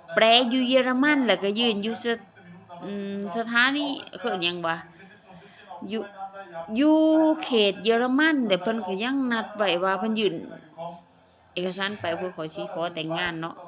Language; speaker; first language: Lao; native; Lao